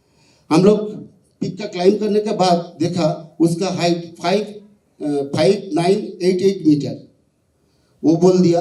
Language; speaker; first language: Hindi; non-native, local second language; Bangla